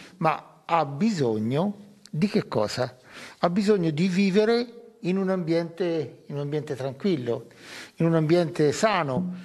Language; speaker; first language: Italian; native; Italian